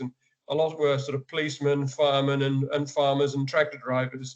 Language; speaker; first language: English; native; English